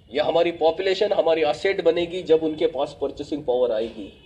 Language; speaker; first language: Hindi; native; Hindi